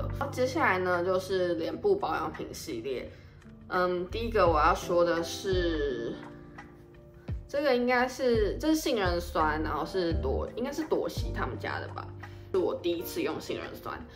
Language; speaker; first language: Chinese; native; Chinese